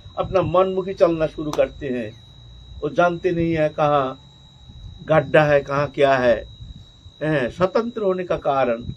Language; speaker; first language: Hindi; non-native, local second language; Bangla